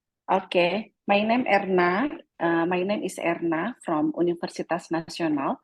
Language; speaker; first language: English; non-native, fluent; Indonesian